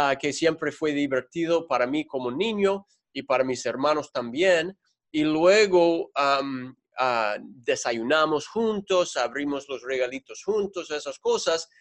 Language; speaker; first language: Spanish; non-native, fluent; English